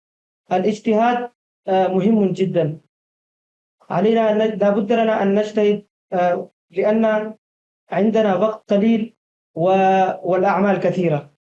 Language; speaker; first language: Arabic; non-native, fluent; Urdu